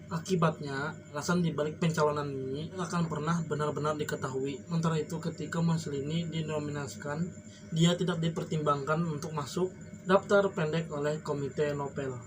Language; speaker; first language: Indonesian; non-native, local second language; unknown